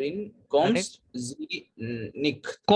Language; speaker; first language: German; non-native, learner; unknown